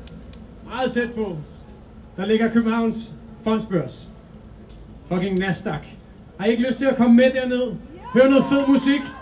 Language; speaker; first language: Danish; native; Danish